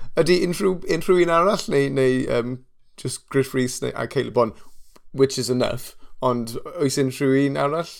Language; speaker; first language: Welsh; non-native, learner; English